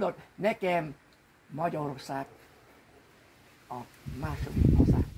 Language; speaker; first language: Hungarian; non-native, learner; Vietnamese